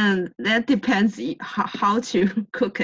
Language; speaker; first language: English; non-native, learner; Chinese